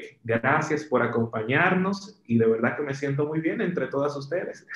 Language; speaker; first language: Spanish; native; Spanish